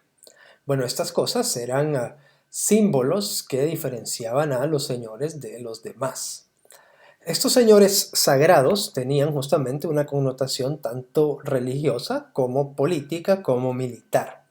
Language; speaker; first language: Spanish; native; Spanish